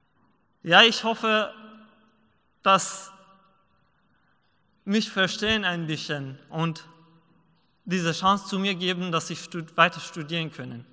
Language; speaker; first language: German; non-native, learner; Persian